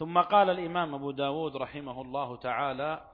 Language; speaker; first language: Arabic; native; Arabic